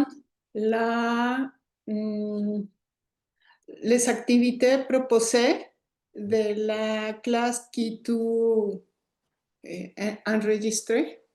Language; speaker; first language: French; non-native, learner; Spanish